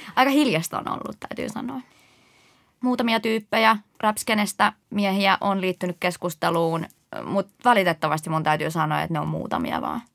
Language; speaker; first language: Finnish; native; Finnish